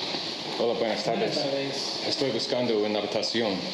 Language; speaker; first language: Spanish; non-native, learner; English